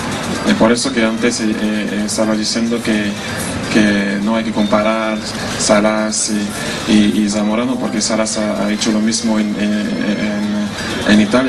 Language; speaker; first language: Spanish; non-native, fluent; French